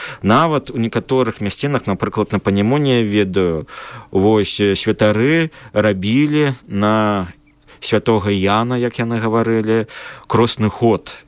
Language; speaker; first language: Belarusian; native; Belarusian